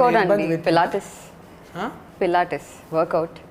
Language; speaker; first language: Telugu; non-native, fluent; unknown